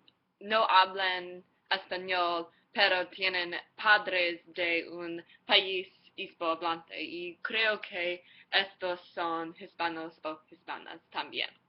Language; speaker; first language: Spanish; non-native, learner; English